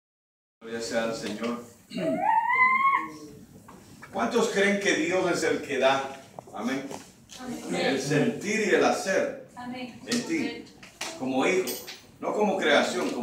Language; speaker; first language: Spanish; native; Spanish